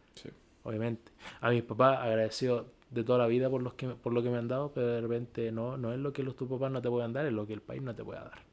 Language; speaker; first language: Spanish; native; Spanish